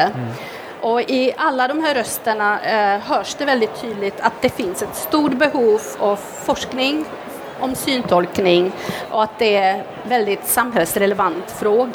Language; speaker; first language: Swedish; non-native, fluent; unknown